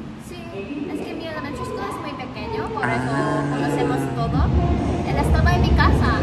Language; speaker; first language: Spanish; non-native, learner; Korean